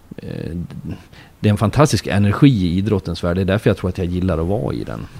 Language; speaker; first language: Swedish; native; Swedish